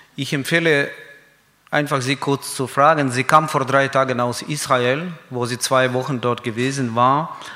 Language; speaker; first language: German; non-native, fluent; Russian